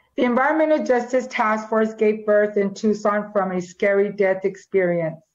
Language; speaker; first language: English; native; English